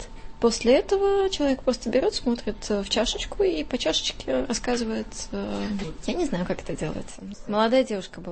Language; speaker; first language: Russian; native; Russian